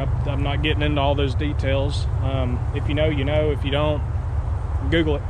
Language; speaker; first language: English; native; English